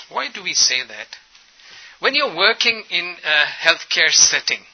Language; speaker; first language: English; early bilingual, other home language; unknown